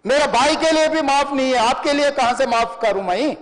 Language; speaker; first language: Hindi; non-native, local second language; Telugu